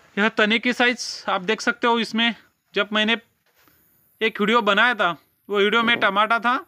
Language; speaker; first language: Hindi; non-native, local second language; Marathi